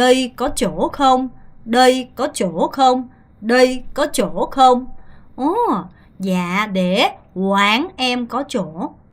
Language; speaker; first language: Vietnamese; non-native, fluent; Korean